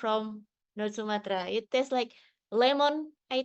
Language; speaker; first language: English; non-native, learner; Indonesian